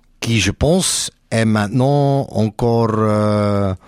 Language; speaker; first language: French; non-native, local second language; Dutch